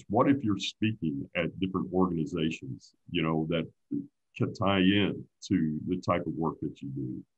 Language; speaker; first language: English; native; English